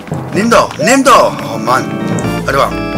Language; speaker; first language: German; native; German